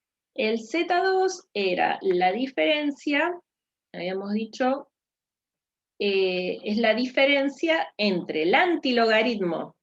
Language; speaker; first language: Spanish; native; Spanish